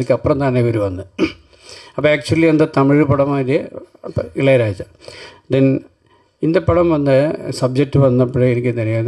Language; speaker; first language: Tamil; non-native, learner; Malayalam